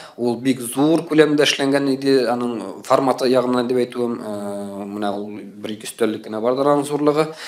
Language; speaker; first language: Tatar; native; Tatar